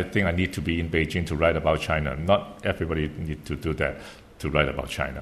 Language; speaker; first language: English; non-native, local second language; Cantonese